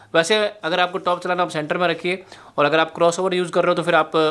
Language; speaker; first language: Hindi; native; Hindi